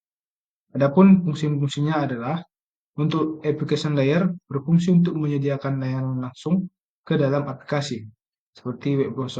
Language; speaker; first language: Indonesian; native; Indonesian